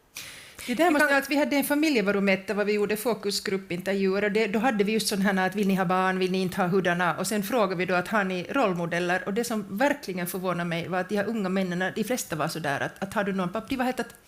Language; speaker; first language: Swedish; native; Swedish